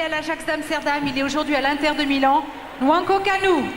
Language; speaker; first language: French; native; French